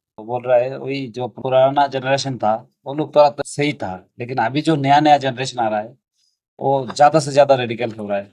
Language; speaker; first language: Hindi; non-native, local second language; Bangla